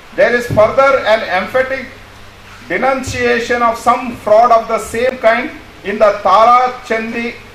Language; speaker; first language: English; non-native, local second language; Kannada